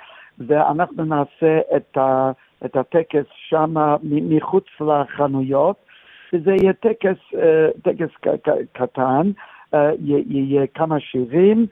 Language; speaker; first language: Hebrew; non-native, fluent; English